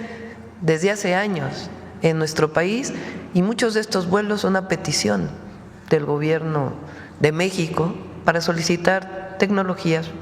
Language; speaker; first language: Spanish; native; Spanish